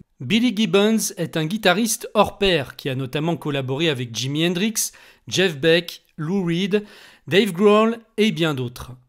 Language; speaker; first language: French; native; French